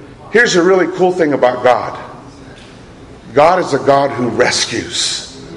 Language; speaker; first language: English; native; English